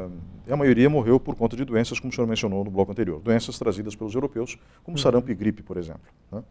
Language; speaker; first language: Portuguese; native; Portuguese